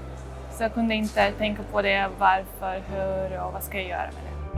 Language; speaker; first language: Swedish; non-native, fluent; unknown